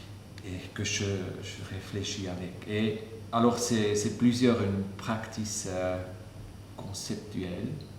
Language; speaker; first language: French; non-native, fluent; German